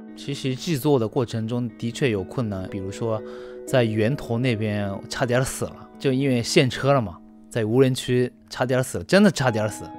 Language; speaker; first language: Chinese; non-native, fluent; Japanese